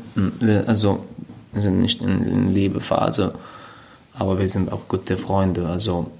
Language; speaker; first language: German; non-native, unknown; Arabic